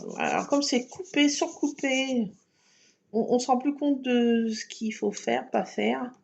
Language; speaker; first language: French; native; French